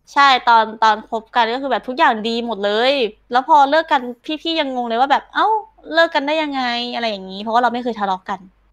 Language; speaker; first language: Thai; native; Thai